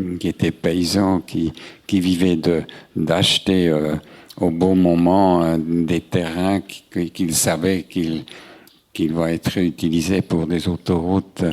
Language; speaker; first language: French; non-native, local second language; German